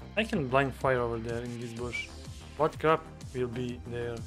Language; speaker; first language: English; non-native, learner; Croatian